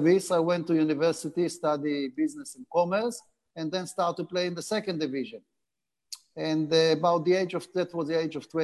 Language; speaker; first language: English; non-native, fluent; Hebrew